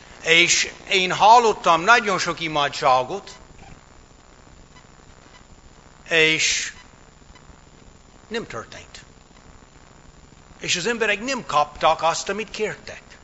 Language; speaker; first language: Hungarian; non-native, fluent; English